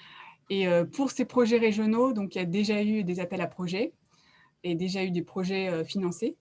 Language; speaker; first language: French; native; French